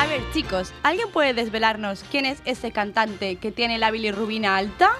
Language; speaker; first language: Spanish; native; Spanish